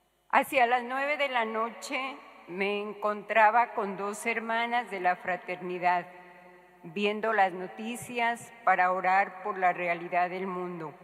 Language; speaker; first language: Spanish; native; Spanish